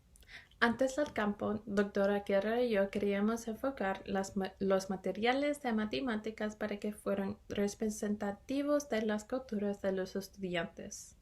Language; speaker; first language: Spanish; early bilingual, heritage; Spanish